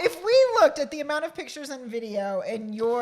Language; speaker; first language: English; native; English